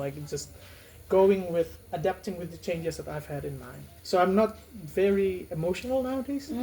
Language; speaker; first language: English; non-native, fluent; Indonesian